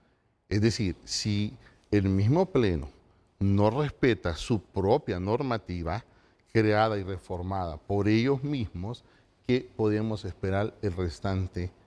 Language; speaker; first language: Spanish; native; Spanish